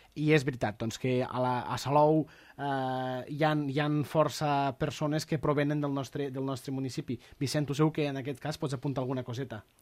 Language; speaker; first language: Catalan; native; Catalan